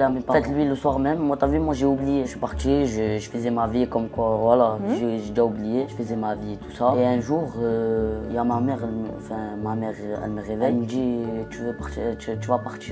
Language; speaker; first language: French; non-native, local second language; Arabic